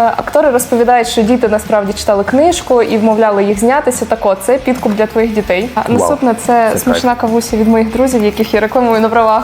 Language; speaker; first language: Ukrainian; native; Ukrainian